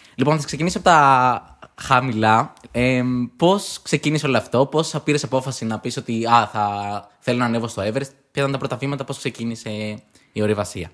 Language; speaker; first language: Greek; native; Greek